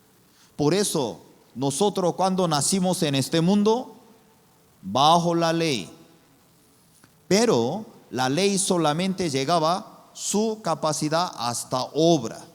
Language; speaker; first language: Spanish; non-native, fluent; Korean